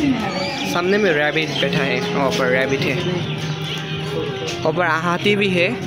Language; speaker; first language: Hindi; non-native, learner; Bangla